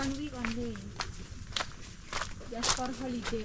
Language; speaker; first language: English; non-native, learner; Balinese